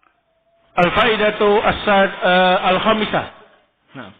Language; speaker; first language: Arabic; non-native, fluent; Indonesian